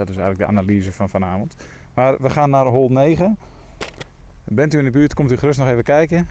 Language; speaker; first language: Dutch; native; Dutch